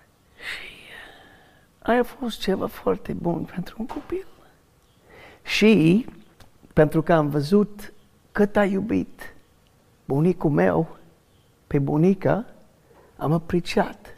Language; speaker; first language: Romanian; non-native, learner; English